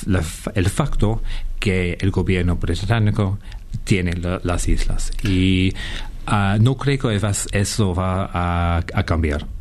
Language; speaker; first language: Spanish; non-native, fluent; English